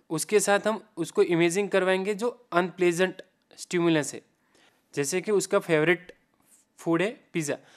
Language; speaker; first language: Hindi; non-native, local second language; Gujarati